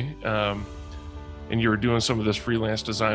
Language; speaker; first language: English; native; English